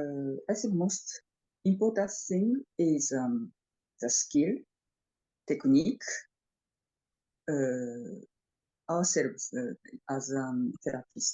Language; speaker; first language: English; non-native, fluent; Japanese